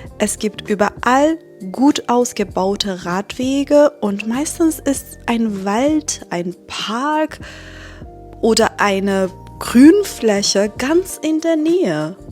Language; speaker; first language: German; non-native, fluent; Persian